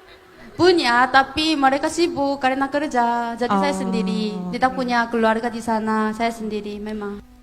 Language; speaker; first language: Indonesian; non-native, fluent; Korean